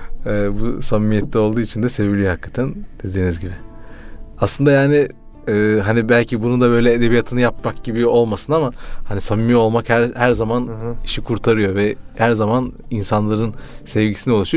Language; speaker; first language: Turkish; native; Turkish